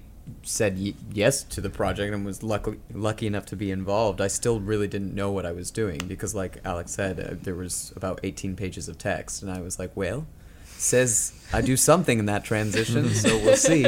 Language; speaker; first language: English; native; English